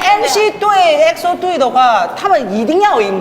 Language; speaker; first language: Chinese; non-native, learner; Korean